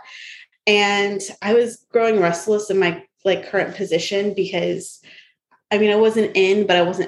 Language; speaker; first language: English; native; English